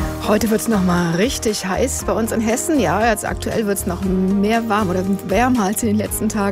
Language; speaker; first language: German; native; German